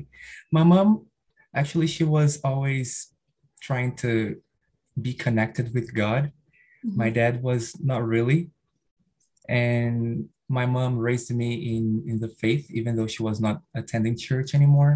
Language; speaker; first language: English; non-native, fluent; Portuguese